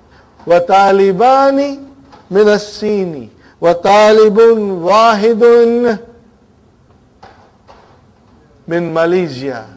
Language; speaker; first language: Arabic; non-native, fluent; Bangla